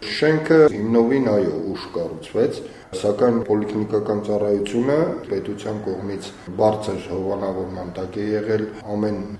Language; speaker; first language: Armenian; native; Armenian